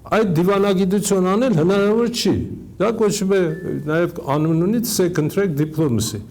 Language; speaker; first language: Armenian; native; Armenian